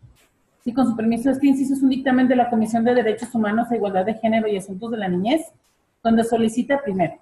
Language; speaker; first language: Spanish; native; Spanish